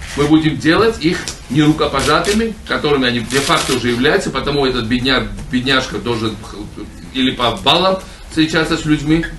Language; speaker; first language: Russian; non-native, local second language; Georgian